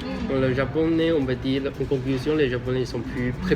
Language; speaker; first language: French; non-native, learner; Chinese